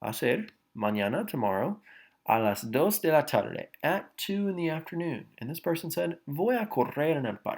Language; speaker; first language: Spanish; non-native, fluent; English